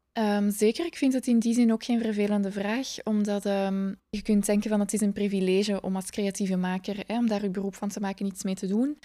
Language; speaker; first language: Dutch; native; Dutch